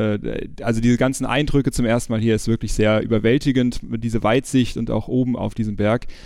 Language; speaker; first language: German; native; German